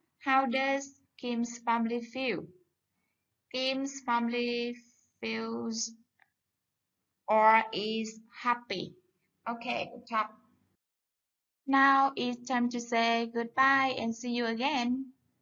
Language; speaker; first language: English; non-native, fluent; Vietnamese